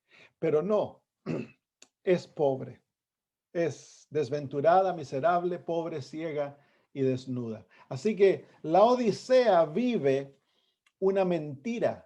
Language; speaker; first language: Spanish; native; Spanish